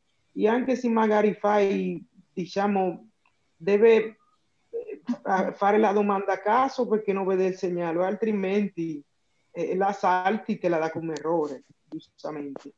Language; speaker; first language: Italian; non-native, fluent; Spanish